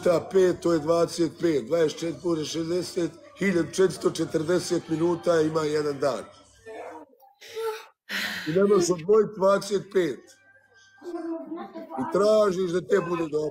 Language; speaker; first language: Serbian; early bilingual, heritage; Bosnian